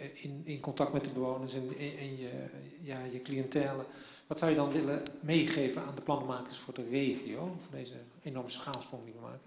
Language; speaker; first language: Dutch; native; Dutch